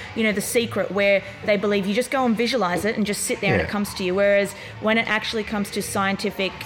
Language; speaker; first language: English; native; English